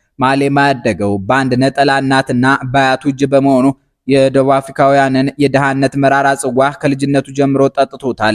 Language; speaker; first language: Amharic; native; Amharic